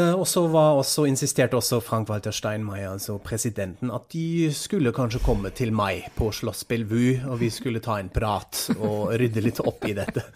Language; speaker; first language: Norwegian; non-native, fluent; German